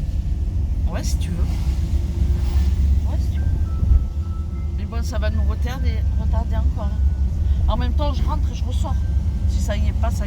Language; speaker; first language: French; native; French